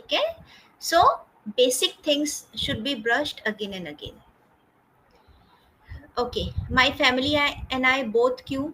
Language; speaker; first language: English; non-native, fluent; Hindi